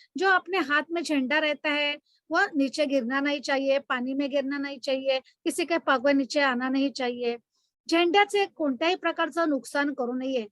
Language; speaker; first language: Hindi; non-native, local second language; Marathi